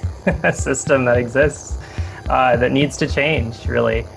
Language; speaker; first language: English; native; English